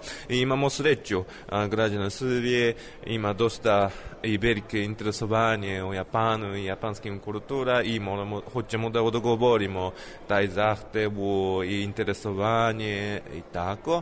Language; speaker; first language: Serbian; non-native, learner; Japanese